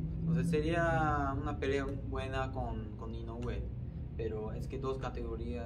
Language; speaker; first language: Spanish; non-native, fluent; Japanese